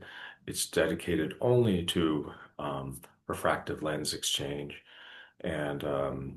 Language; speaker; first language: English; native; English